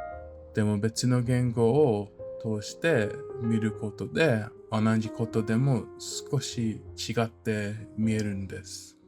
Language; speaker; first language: Japanese; non-native, fluent; English